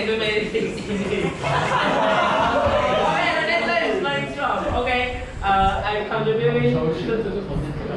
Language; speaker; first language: English; non-native, learner; Chinese